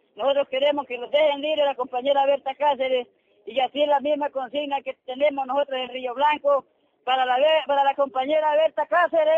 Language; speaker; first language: Spanish; native; Spanish